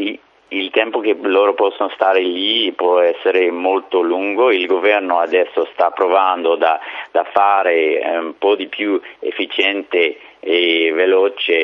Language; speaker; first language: Italian; non-native, fluent; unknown